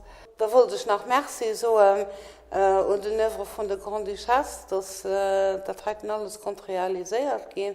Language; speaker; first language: German; non-native, local second language; Luxembourgish